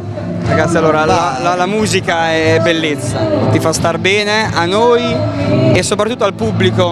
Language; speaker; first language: Italian; native; Italian